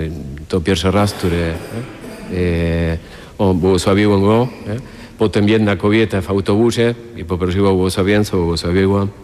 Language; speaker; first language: Polish; non-native, fluent; Spanish